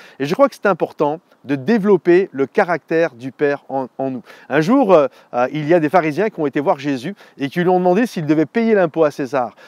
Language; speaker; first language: French; native; French